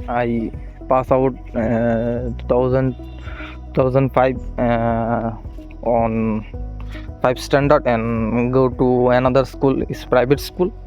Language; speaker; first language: English; non-native, learner; Hindi